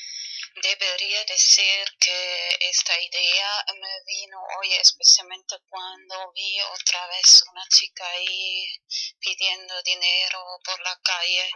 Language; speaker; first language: Spanish; non-native, fluent; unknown